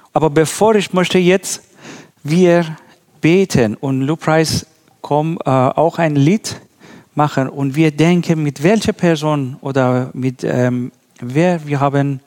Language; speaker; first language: German; non-native, learner; Persian